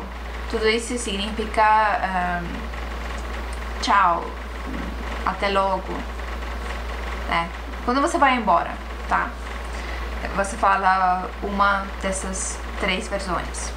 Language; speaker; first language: Portuguese; non-native, fluent; Estonian